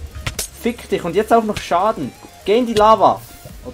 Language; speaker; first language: German; native; German